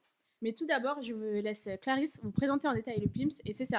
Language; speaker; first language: French; native; French